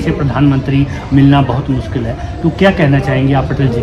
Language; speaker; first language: Hindi; native; Hindi